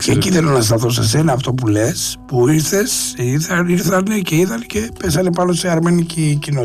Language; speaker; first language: Greek; native; Greek